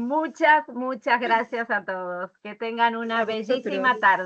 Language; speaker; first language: Spanish; native; Spanish